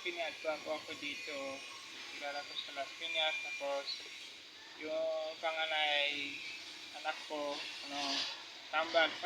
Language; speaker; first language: Filipino; non-native, learner; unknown